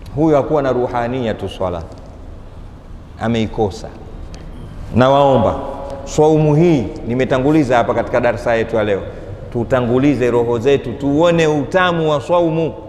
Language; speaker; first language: Swahili; native; Swahili